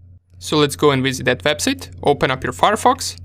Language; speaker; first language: English; non-native, fluent; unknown